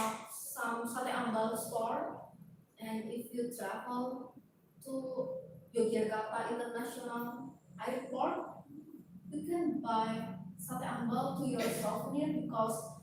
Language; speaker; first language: English; non-native, learner; Indonesian